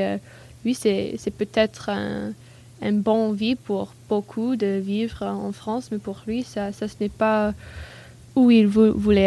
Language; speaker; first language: French; non-native, learner; English